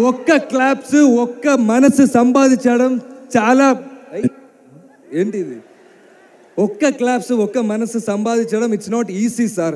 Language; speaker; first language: Telugu; non-native, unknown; Malayalam